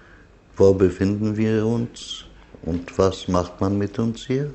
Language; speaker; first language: German; non-native, learner; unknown